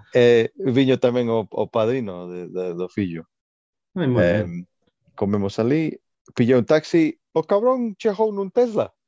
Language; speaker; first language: Galician; non-native, local second language; Spanish